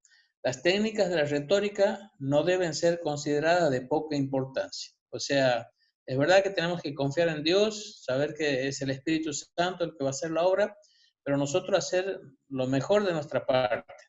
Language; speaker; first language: Spanish; native; Spanish